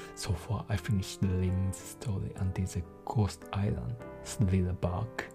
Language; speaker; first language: English; non-native, fluent; Japanese